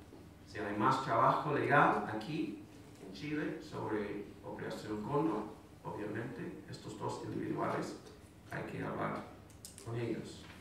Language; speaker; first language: Spanish; non-native, fluent; English